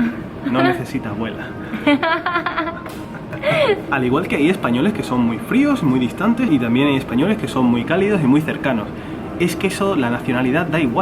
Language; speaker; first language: Spanish; native; Spanish